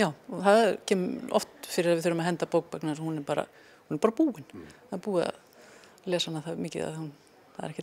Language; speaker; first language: Icelandic; native; Icelandic